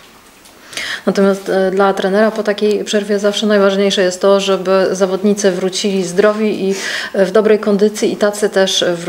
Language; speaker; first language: Polish; native; Polish